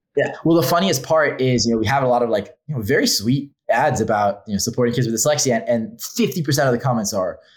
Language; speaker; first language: English; non-native, fluent; Hebrew